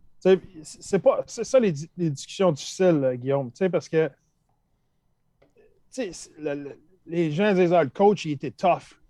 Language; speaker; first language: French; native; French